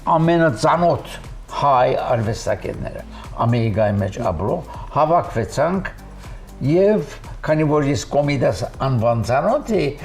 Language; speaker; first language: Armenian; native; Armenian